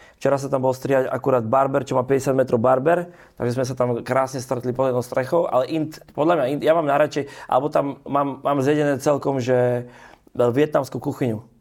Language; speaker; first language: Slovak; native; Slovak